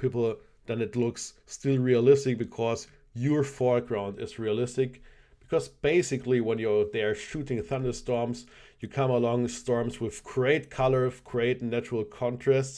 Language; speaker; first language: English; non-native, fluent; German